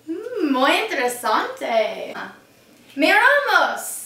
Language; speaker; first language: Spanish; non-native, learner; English